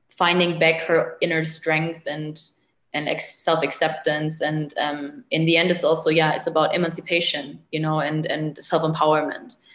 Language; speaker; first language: English; non-native, fluent; German